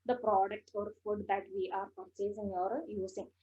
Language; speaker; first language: English; non-native, local second language; Malayalam